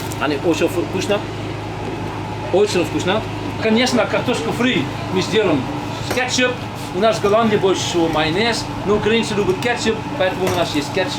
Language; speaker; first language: Russian; non-native, learner; Dutch